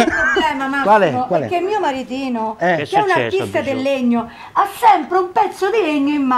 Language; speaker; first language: Italian; native; Italian